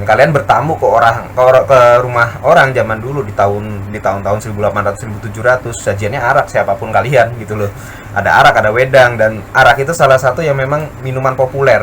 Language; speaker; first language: Indonesian; native; Indonesian